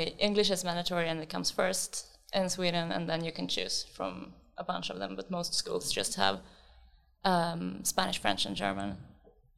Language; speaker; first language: English; non-native, fluent; Swedish